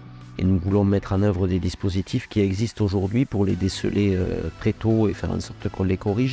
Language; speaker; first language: French; native; French